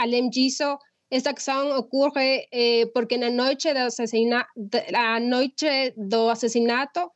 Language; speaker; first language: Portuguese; non-native, learner; Spanish